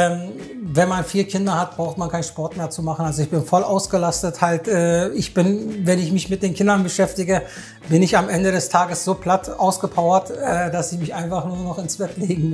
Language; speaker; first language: German; native; German